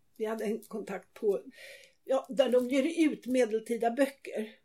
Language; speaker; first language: Swedish; native; Swedish